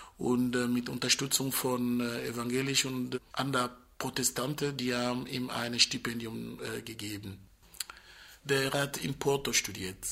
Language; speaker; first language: German; non-native, fluent; Portuguese